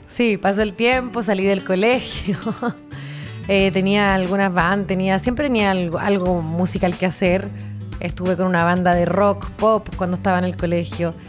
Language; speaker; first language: Spanish; native; Spanish